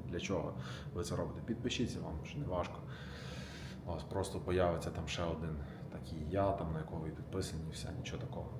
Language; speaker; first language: Ukrainian; non-native, local second language; Russian